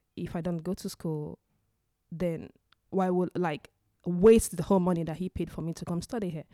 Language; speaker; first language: English; non-native, local second language; Igbo